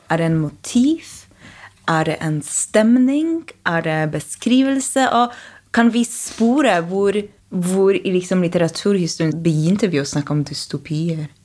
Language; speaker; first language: Norwegian; non-native, fluent; Polish